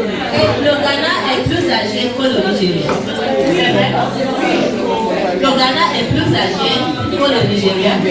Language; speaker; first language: French; non-native, learner; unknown